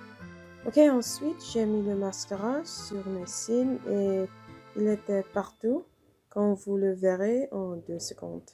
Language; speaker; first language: French; non-native, learner; English